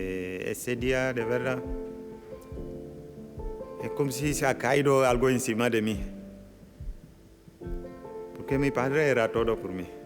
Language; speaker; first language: Spanish; non-native, local second language; Wolof